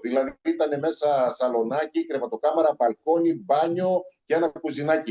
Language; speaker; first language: Greek; native; Greek